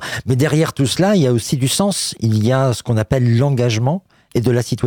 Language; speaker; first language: French; native; French